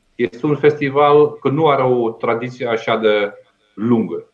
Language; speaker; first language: Romanian; non-native, fluent; Dutch